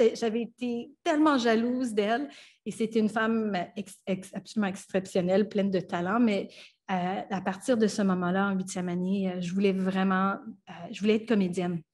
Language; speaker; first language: French; non-native, local second language; English